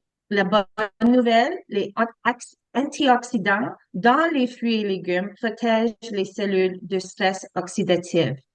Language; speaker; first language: French; non-native, learner; English